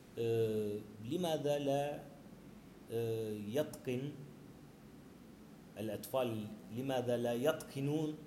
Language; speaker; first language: Arabic; non-native, learner; Turkish